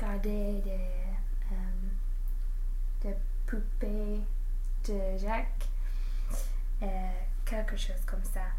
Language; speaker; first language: French; non-native, learner; English